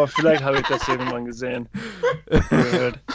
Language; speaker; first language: German; non-native, fluent; English